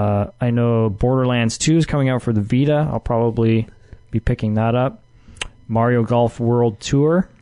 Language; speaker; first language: English; native; English